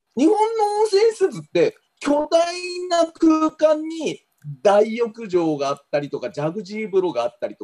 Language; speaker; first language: Japanese; native; Japanese